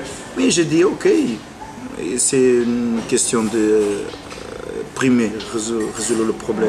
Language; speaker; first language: French; non-native, fluent; Portuguese